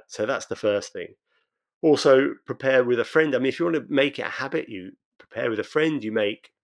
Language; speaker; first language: English; native; English